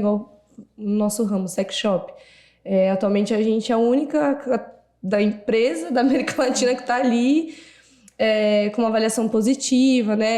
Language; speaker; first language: Portuguese; native; Portuguese